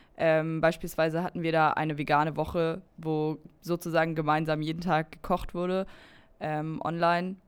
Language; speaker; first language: German; native; German